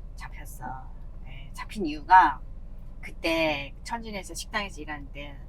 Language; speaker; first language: Korean; native; Korean